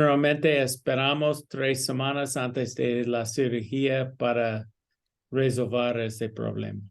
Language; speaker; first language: Spanish; non-native, learner; English